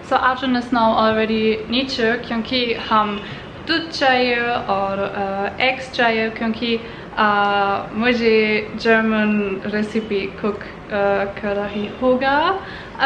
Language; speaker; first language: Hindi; non-native, learner; German